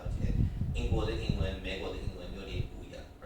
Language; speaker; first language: Chinese; non-native, learner; English